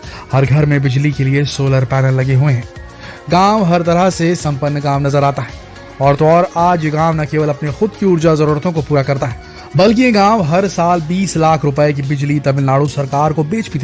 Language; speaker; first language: Hindi; native; Hindi